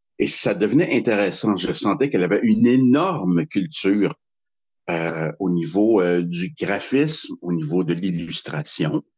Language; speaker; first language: French; native; French